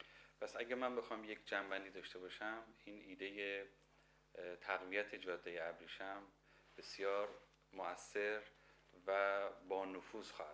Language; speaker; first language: Persian; native; Persian